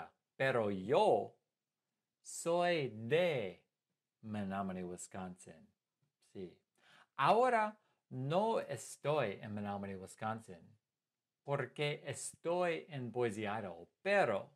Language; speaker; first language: Spanish; non-native, fluent; English